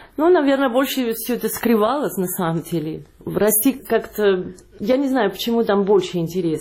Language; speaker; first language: Russian; non-native, fluent; Catalan